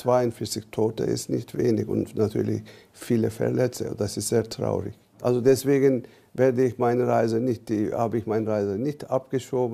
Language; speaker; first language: German; non-native, fluent; Turkish